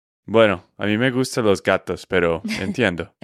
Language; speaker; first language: Spanish; non-native, fluent; English